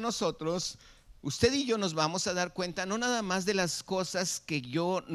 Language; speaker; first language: Spanish; native; Spanish